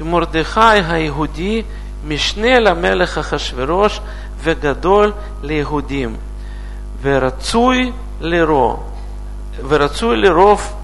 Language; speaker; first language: Hebrew; non-native, learner; Russian